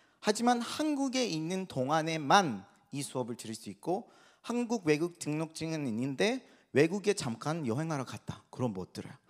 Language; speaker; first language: Korean; non-native, fluent; Persian